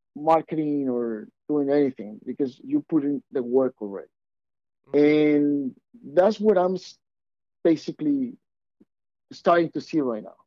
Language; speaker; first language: English; non-native, fluent; Spanish